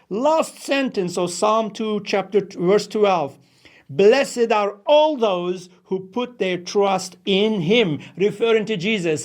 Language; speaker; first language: English; non-native, fluent; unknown